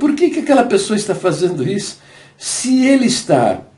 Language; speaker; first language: Portuguese; native; Portuguese